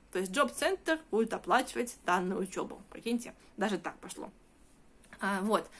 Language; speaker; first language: Russian; early bilingual, heritage; Russian